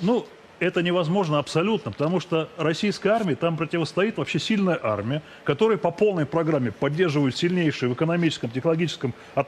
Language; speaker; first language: Russian; native; Russian